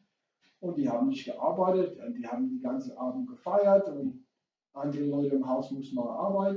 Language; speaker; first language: German; non-native, fluent; English